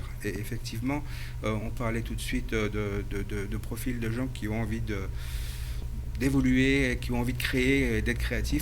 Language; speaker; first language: French; native; French